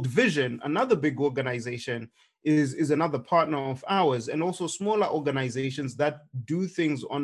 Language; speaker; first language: English; non-native, local second language; Shona